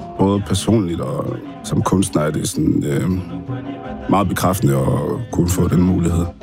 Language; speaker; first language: Danish; early bilingual, other home language; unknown